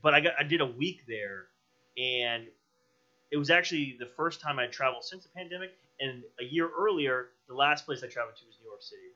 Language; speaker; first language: English; native; English